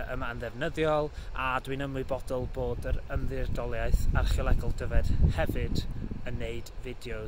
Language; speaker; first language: Welsh; native; Welsh